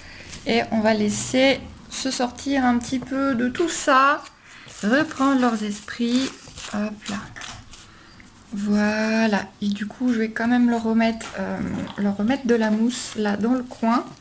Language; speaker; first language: French; native; French